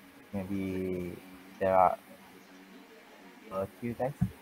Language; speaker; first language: English; non-native, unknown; Indonesian